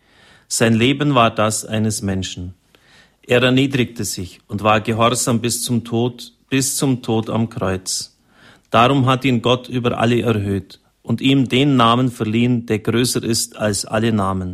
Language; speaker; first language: German; native; German